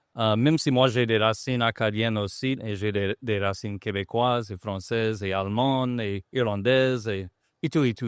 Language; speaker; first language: French; non-native, local second language; English